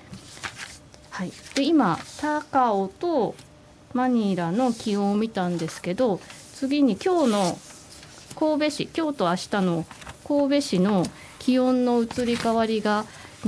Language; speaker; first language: Japanese; native; Japanese